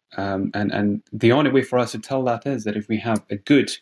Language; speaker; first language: English; non-native, fluent; Persian